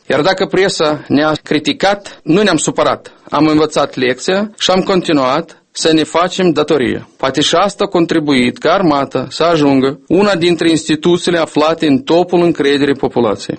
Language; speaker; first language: Romanian; non-native, local second language; Russian